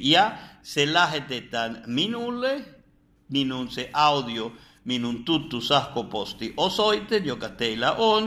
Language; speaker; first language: Finnish; non-native, fluent; Spanish